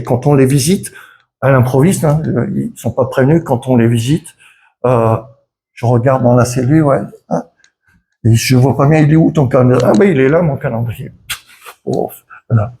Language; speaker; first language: French; native; French